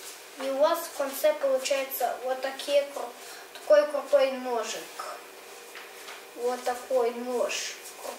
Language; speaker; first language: Russian; early bilingual, heritage; Russian